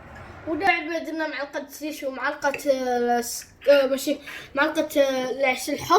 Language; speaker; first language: Arabic; native; Arabic